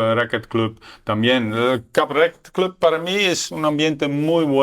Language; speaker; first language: Spanish; non-native, learner; Dutch